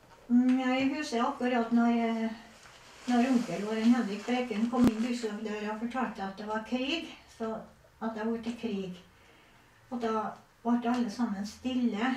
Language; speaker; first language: Norwegian; native; Norwegian